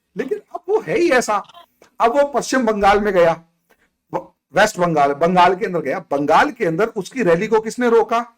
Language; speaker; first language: Hindi; native; Hindi